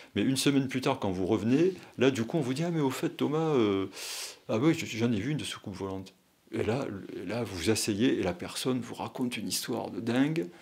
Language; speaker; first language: French; native; French